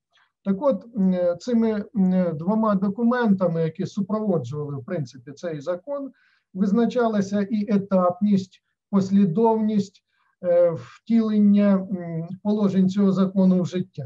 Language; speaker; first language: Ukrainian; native; Ukrainian